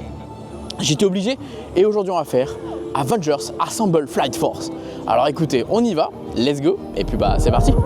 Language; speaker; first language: French; native; French